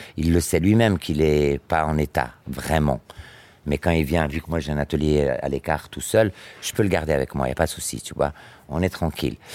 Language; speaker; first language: French; native; French